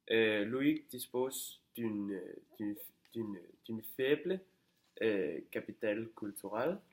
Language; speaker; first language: French; non-native, learner; Danish